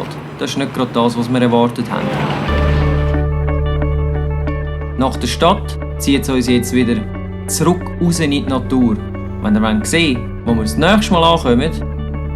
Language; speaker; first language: German; native; German